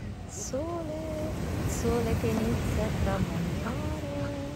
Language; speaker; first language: Italian; native; Italian